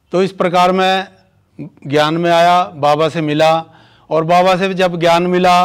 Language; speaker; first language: Hindi; native; Hindi